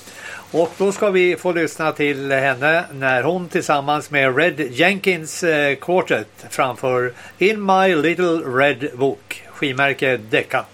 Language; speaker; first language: Swedish; native; Swedish